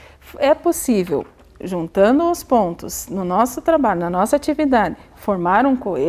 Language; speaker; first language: Portuguese; native; Portuguese